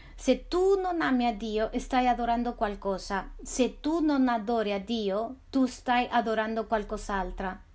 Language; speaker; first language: Italian; non-native, fluent; Spanish